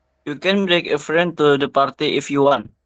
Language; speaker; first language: English; non-native, learner; Indonesian